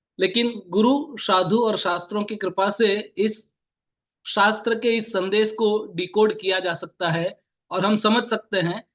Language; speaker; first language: Hindi; native; Hindi